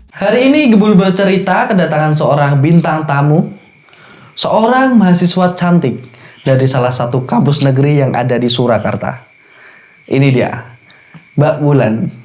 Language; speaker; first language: Indonesian; native; Indonesian